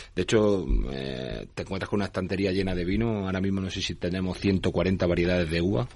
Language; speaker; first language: Spanish; native; Spanish